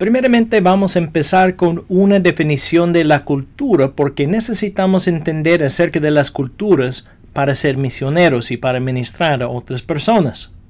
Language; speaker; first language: Spanish; non-native, fluent; English